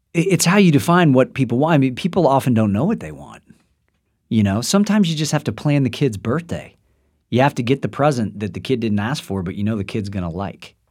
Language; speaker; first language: English; native; English